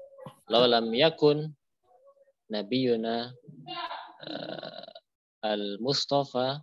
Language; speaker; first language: Arabic; non-native, fluent; Indonesian